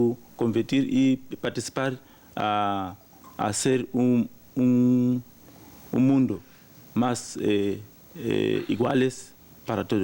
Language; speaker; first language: Spanish; non-native, learner; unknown